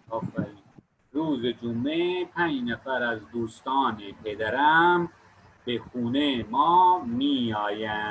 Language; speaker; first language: Persian; non-native, fluent; Urdu